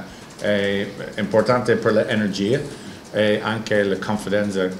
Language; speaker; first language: Italian; non-native, learner; English